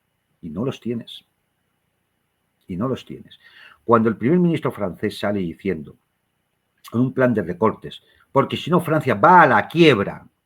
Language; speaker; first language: Spanish; native; Spanish